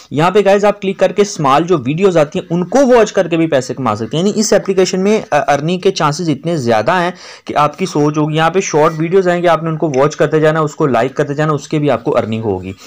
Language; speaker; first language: Urdu; non-native, local second language; Punjabi